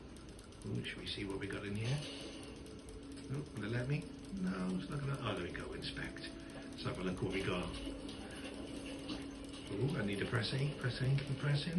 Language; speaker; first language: English; native; English